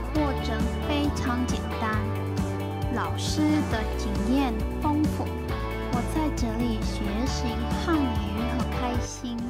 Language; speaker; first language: Chinese; non-native, learner; Spanish